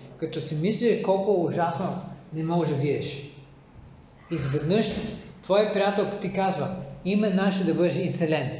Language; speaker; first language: Bulgarian; non-native, fluent; English